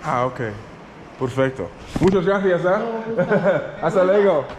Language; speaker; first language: Spanish; non-native, learner; English